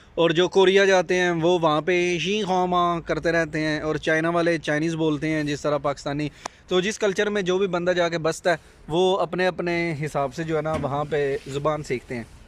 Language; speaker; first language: Urdu; non-native, local second language; Punjabi